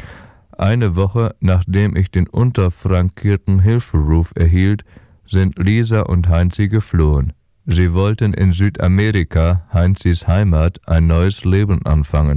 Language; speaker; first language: German; native; German